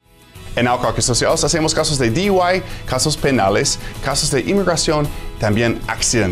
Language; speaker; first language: Spanish; non-native, fluent; English